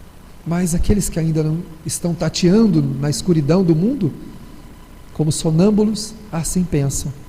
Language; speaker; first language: Portuguese; native; Portuguese